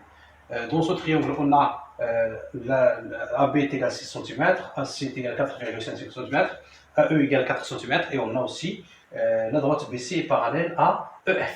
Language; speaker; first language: French; non-native, local second language; Arabic